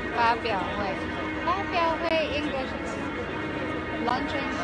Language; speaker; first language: Chinese; non-native, learner; Filipino